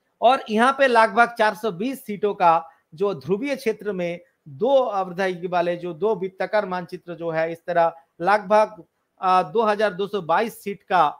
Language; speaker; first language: Hindi; non-native, local second language; Bangla